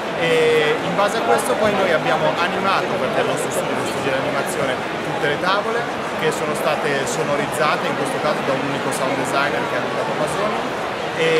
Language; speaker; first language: Italian; native; Italian